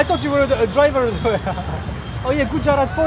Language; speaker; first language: English; non-native, learner; French